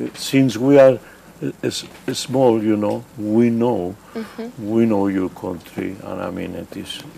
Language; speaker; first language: English; non-native, fluent; Spanish